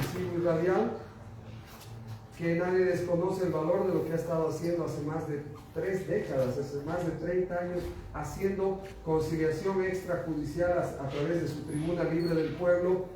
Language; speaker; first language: Spanish; native; Spanish